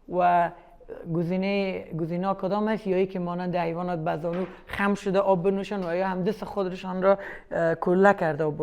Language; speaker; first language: Persian; native; Persian